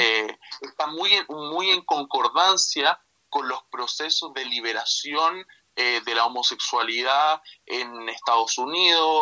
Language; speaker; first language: Spanish; native; Spanish